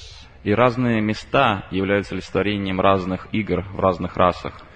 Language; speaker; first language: Russian; native; Russian